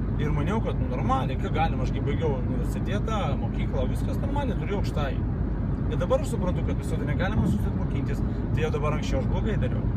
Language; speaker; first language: Lithuanian; non-native, local second language; Russian